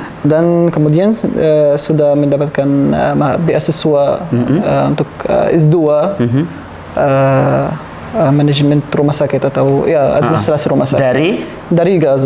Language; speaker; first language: Indonesian; non-native, learner; Arabic